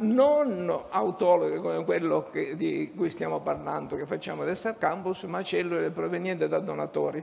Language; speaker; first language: Italian; native; Italian